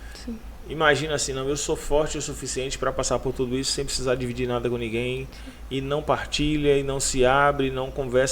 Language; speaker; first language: Portuguese; native; Portuguese